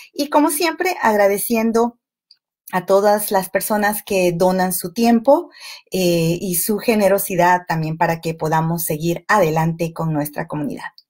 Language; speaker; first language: Spanish; native; Spanish